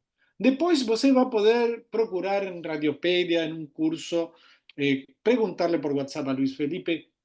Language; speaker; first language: Portuguese; non-native, learner; Spanish